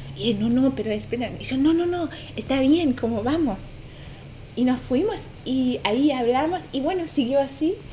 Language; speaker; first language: Spanish; non-native, fluent; German